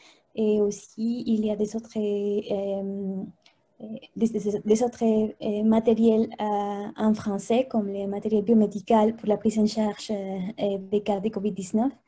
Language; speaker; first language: French; non-native, fluent; Spanish